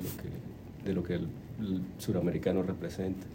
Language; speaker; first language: Spanish; native; Spanish